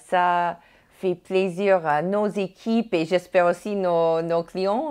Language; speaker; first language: French; non-native, fluent; English